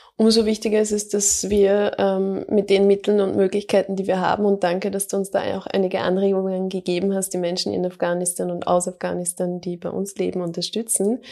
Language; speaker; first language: German; native; German